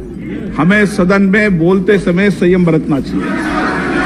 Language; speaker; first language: Hindi; native; Hindi